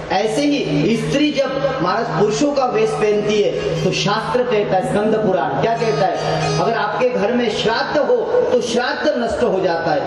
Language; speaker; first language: Hindi; non-native, local second language; Marathi